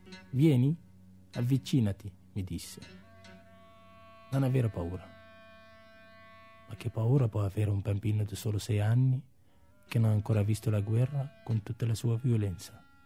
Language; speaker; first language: Italian; non-native, fluent; Arabic